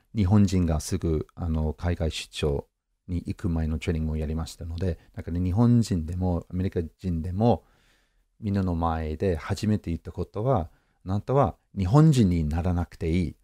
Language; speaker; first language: Japanese; non-native, fluent; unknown